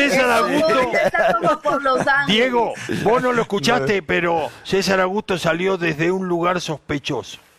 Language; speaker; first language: Spanish; native; Spanish